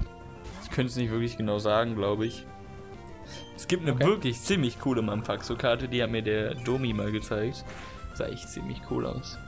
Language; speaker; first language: German; native; German